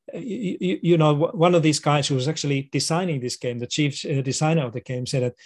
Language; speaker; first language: English; non-native, fluent; Finnish